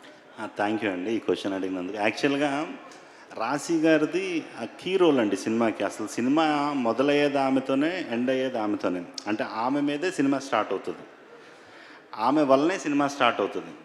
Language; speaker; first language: Telugu; native; Telugu